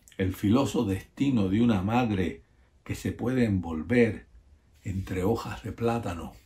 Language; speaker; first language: Spanish; native; Spanish